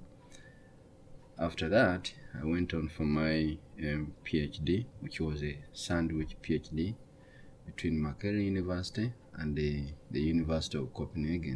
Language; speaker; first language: English; non-native, local second language; Ganda